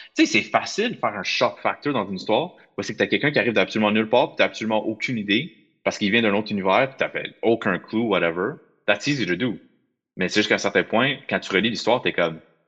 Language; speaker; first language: French; native; French